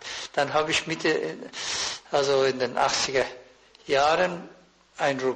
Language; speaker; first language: German; non-native, fluent; Persian